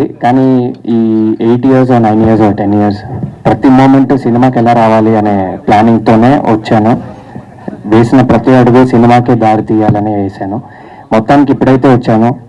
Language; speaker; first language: Telugu; native; Telugu